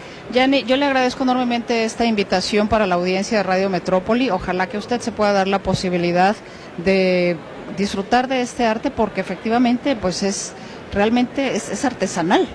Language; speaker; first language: Spanish; native; Spanish